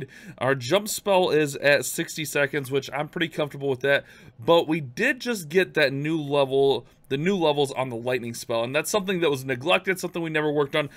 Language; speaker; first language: English; native; English